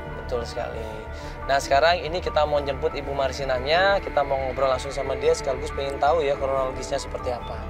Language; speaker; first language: Indonesian; native; Indonesian